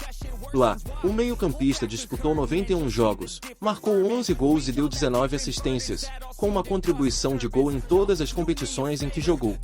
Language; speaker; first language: Portuguese; native; Portuguese